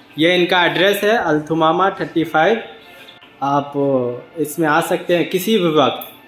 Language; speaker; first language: Hindi; native; Hindi